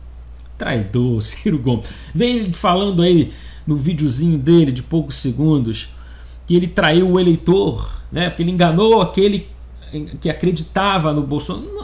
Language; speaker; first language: Portuguese; native; Portuguese